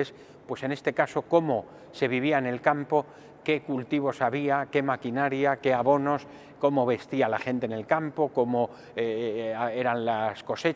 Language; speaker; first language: Spanish; native; Spanish